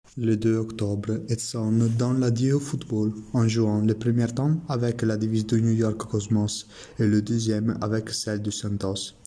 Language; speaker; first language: French; non-native, learner; Italian